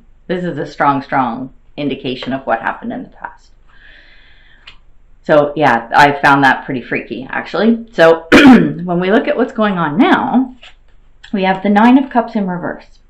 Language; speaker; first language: English; native; English